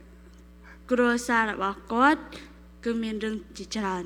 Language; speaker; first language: Khmer; non-native, local second language; Korean